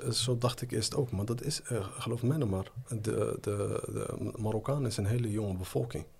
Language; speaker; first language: Dutch; early bilingual, other home language; Arabic